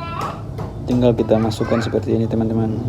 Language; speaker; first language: Indonesian; native; Indonesian